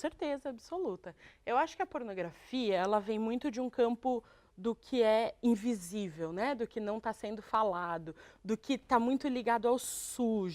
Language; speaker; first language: Portuguese; native; Portuguese